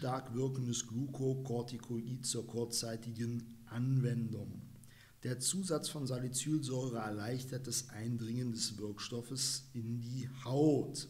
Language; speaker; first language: German; native; German